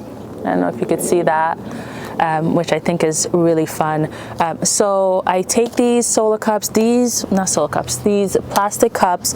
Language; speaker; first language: English; native; English